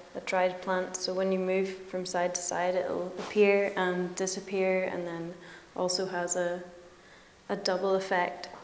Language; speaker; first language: English; native; English